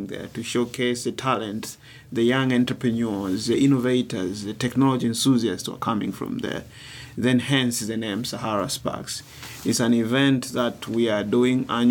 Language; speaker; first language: English; non-native, local second language; Swahili